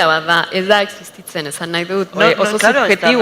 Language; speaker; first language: Basque; non-native, fluent; Spanish